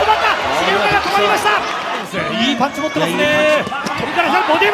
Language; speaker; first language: Japanese; native; Japanese